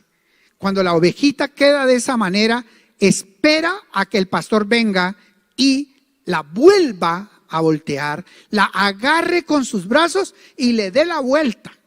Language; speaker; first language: Spanish; native; Spanish